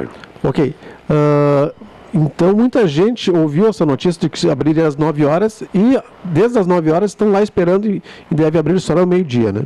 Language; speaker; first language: Portuguese; native; Portuguese